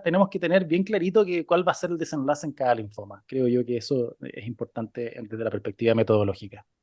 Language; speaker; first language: Spanish; native; Spanish